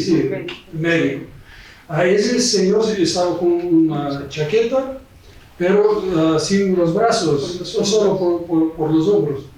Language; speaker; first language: Spanish; non-native, fluent; Portuguese